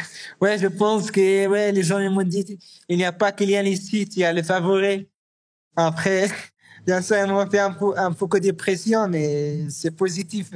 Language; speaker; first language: French; non-native, learner; Arabic